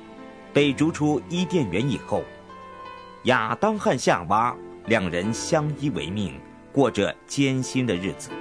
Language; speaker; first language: Chinese; native; Chinese